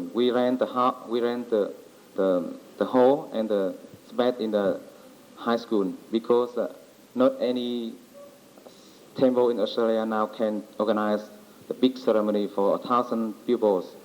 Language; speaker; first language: English; non-native, learner; Vietnamese